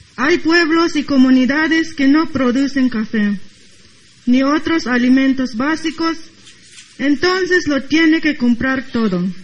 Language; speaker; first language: Spanish; non-native, local second language; Tzotzil